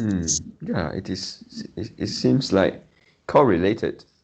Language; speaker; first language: English; non-native, learner; Chinese